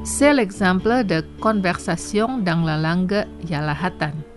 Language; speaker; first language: French; non-native, fluent; Indonesian